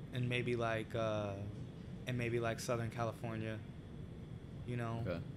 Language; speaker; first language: English; native; English